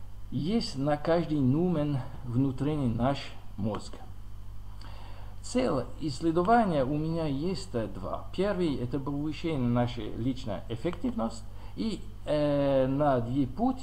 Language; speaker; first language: Russian; non-native, learner; French